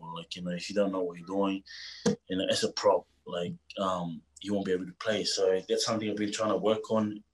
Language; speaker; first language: English; non-native, fluent; Tongan